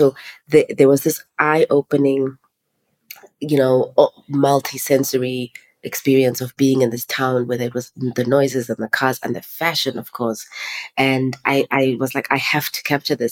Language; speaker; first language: English; non-native, local second language; Xhosa